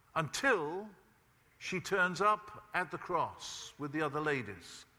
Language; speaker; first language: English; native; English